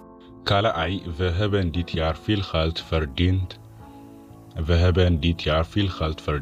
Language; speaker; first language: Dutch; non-native, fluent; Tigrinya